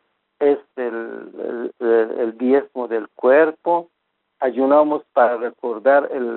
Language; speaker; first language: Spanish; non-native, fluent; Persian